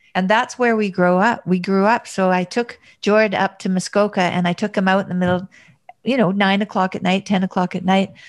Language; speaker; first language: English; native; English